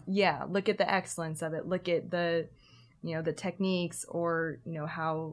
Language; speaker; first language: English; native; English